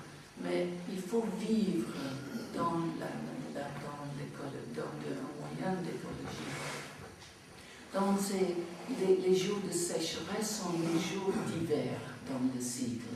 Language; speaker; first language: French; non-native, fluent; English